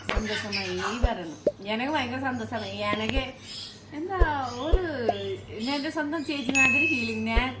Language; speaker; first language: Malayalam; non-native, learner; Nepali